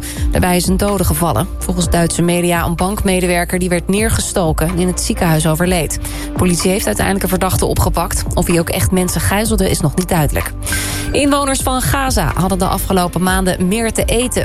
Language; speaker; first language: Dutch; native; Dutch